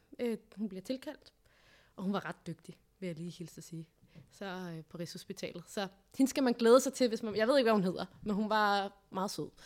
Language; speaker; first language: Danish; native; Danish